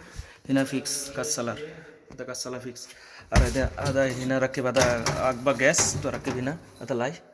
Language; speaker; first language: Arabic; non-native, learner; Bangla